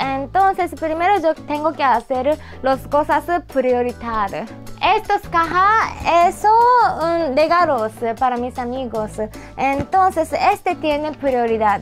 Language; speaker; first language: Spanish; non-native, learner; Japanese